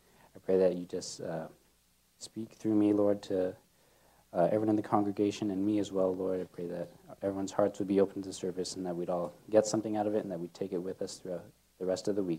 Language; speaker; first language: English; native; English